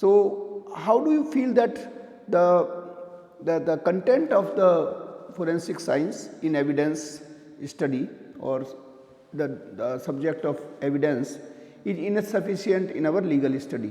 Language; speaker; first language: English; non-native, local second language; Hindi